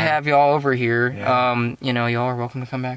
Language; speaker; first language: English; native; English